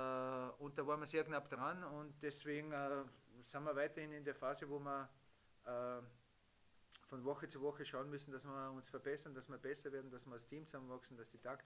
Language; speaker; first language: German; native; German